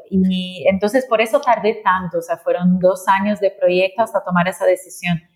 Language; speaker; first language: Spanish; non-native, fluent; Portuguese